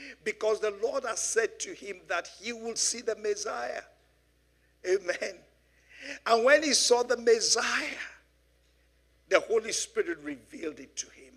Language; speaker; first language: English; non-native, local second language; Yoruba